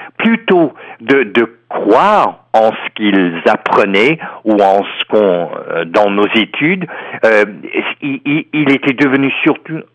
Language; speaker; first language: French; non-native, fluent; English